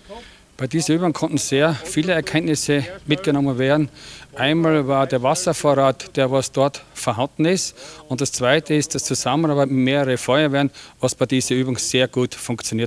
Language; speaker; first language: German; native; German